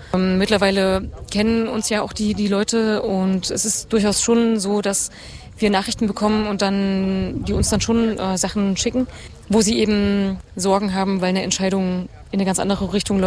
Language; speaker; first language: German; native; German